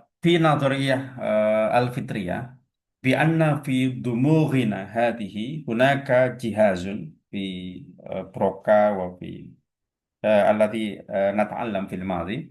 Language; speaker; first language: Arabic; non-native, fluent; Indonesian